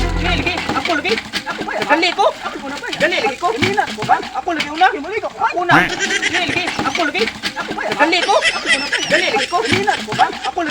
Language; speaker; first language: Filipino; non-native, local second language; Cebuano